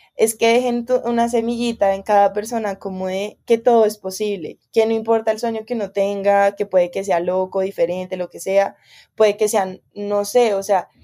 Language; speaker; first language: Spanish; native; Spanish